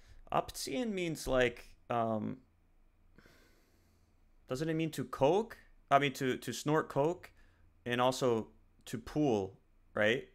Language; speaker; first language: English; native; English